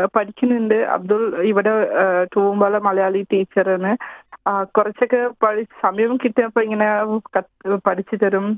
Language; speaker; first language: Malayalam; non-native, fluent; Sinhala